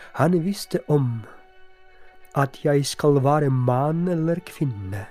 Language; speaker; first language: Norwegian; non-native, fluent; Polish